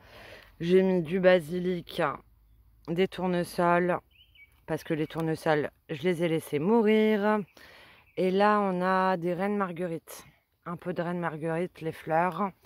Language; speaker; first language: French; native; French